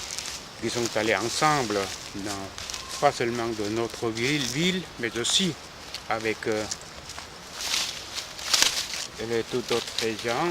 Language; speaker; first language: French; non-native, fluent; Korean